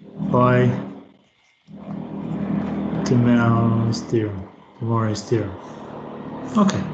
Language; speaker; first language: English; native; English